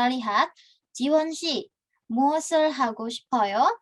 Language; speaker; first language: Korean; non-native, fluent; Indonesian